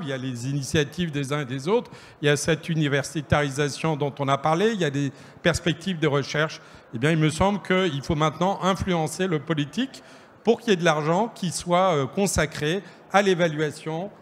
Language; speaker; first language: French; native; French